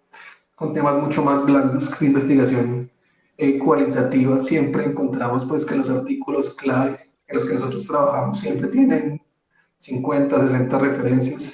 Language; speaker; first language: Spanish; native; Spanish